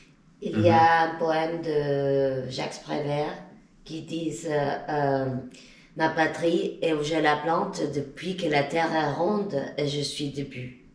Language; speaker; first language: French; non-native, fluent; Spanish